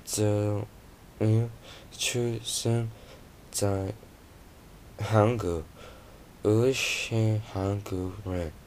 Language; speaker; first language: Chinese; non-native, learner; Korean